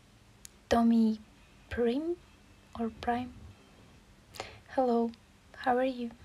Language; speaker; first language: English; non-native, learner; Ukrainian